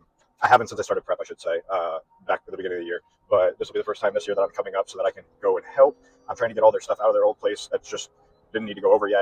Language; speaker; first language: English; native; English